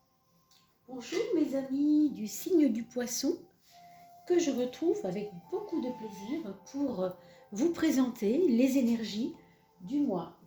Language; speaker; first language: French; native; French